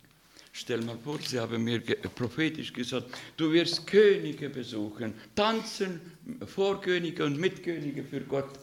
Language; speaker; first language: German; non-native, fluent; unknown